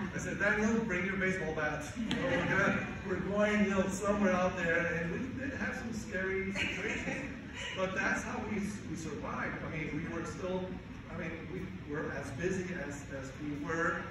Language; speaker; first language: English; non-native, fluent; Spanish